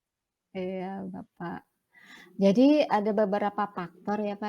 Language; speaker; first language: Indonesian; non-native, local second language; Sundanese